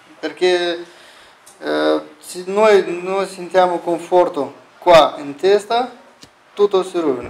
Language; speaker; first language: Italian; non-native, learner; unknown